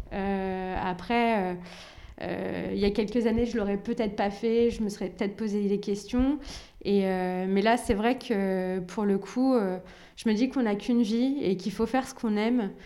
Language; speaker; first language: French; early bilingual, other home language; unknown